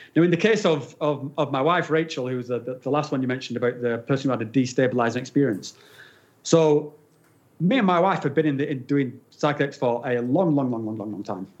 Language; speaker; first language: English; native; English